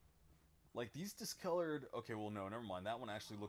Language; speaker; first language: English; native; English